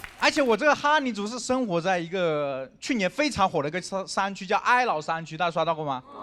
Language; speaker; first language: Chinese; non-native, local second language; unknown